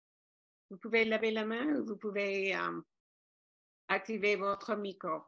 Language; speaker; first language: French; non-native, fluent; English